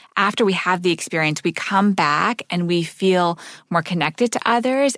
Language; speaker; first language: English; native; English